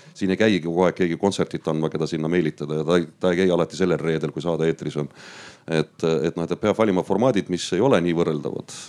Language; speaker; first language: Estonian; native; Estonian